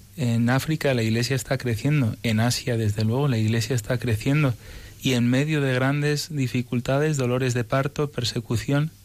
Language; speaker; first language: Spanish; early bilingual, other home language; English